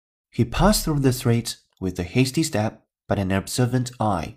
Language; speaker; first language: English; non-native, fluent; Chinese